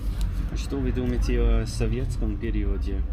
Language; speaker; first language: Russian; non-native, learner; English